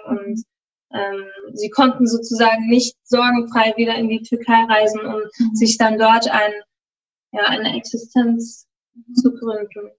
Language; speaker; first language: German; early bilingual, other home language; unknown